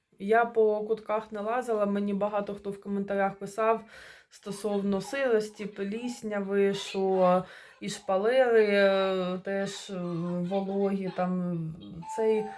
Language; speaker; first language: Ukrainian; non-native, local second language; Russian